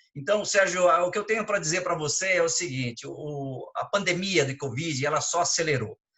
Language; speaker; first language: Portuguese; native; Portuguese